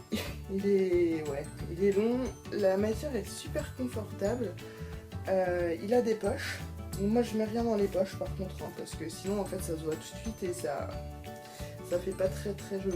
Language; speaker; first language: French; native; French